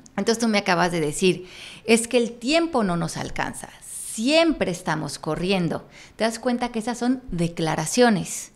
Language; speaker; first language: Spanish; native; Spanish